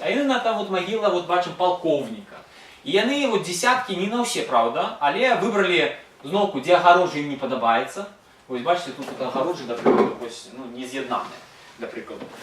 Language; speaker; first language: Belarusian; non-native, local second language; Russian